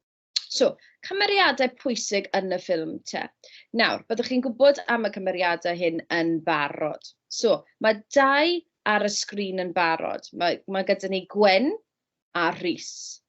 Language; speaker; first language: Welsh; non-native, fluent; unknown